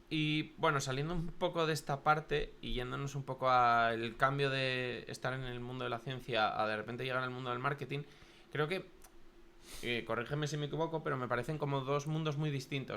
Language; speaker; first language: Spanish; native; Spanish